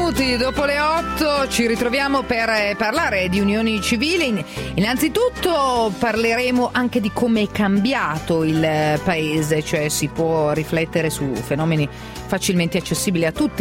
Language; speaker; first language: Italian; native; Italian